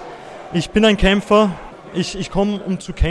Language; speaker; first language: German; early bilingual, other home language; Serbian